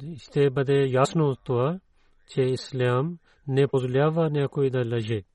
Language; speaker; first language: Bulgarian; non-native, learner; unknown